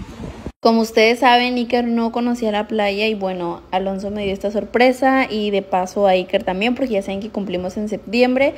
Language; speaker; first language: Spanish; native; Spanish